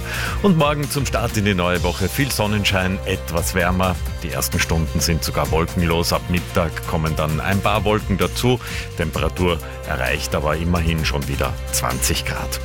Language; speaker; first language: German; native; German